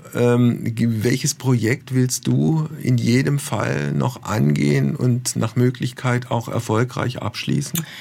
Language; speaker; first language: German; native; German